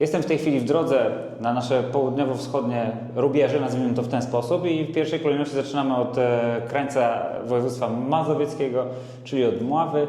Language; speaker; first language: Polish; native; Polish